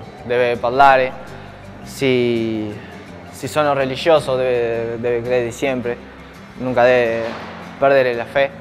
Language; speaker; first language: Italian; non-native, learner; Spanish